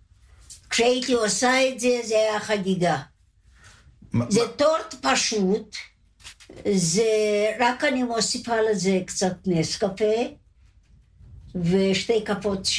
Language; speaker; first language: Hebrew; non-native, fluent; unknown